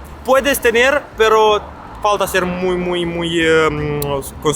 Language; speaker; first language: Spanish; non-native, learner; Romanian